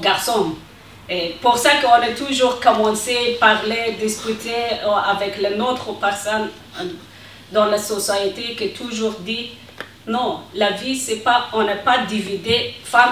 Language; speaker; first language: French; non-native, learner; Persian